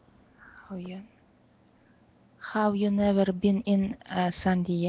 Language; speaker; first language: English; non-native, learner; Russian